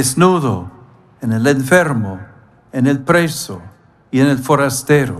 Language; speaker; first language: Spanish; non-native, fluent; English